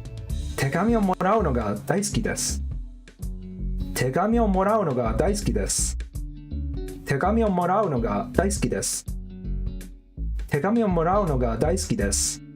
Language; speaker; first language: Japanese; non-native, learner; English